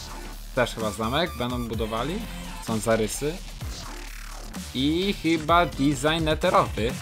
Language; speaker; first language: Polish; native; Polish